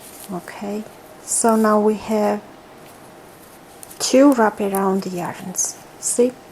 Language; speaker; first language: English; non-native, fluent; Georgian